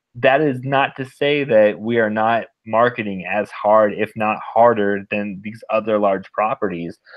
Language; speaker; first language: English; native; English